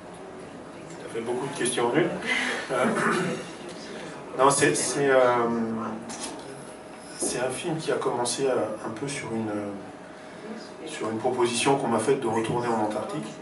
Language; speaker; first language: French; native; French